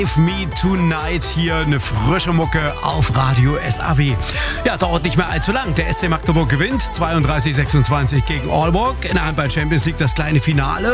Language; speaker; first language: German; native; German